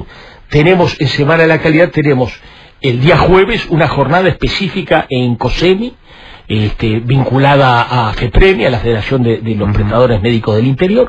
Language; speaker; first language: Spanish; native; Spanish